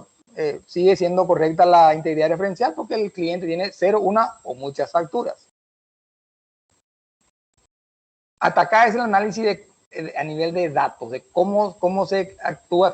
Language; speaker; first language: Spanish; native; Spanish